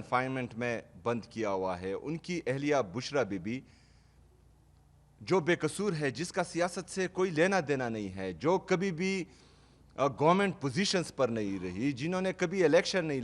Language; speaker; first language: Urdu; non-native, local second language; Pashto